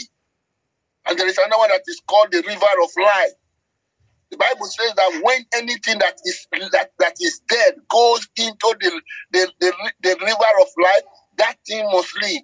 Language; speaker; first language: English; non-native, local second language; Yoruba